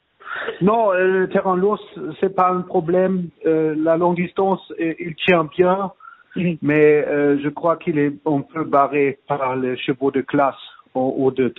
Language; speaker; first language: French; non-native, fluent; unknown